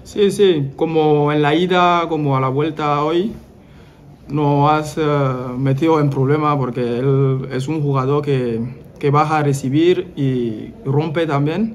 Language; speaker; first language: Spanish; non-native, fluent; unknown